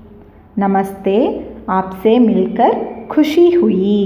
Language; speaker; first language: Hindi; non-native, learner; Tamil